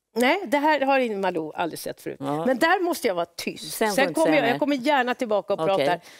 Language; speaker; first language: Swedish; native; Swedish